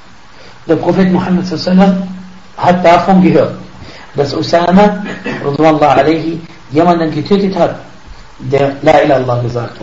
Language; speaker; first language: German; non-native, fluent; Arabic